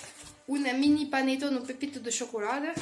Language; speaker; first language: French; native; French